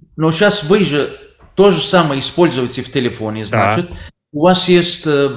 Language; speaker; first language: Russian; non-native, fluent; Arabic